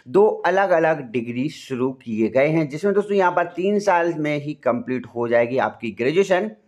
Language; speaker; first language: Hindi; native; Hindi